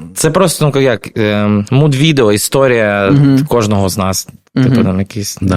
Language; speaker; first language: Ukrainian; non-native, local second language; Russian